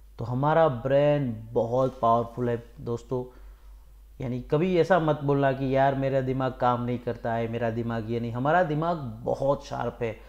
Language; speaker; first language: Hindi; non-native, local second language; Gujarati